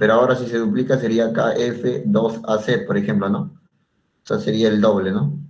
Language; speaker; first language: Spanish; native; Spanish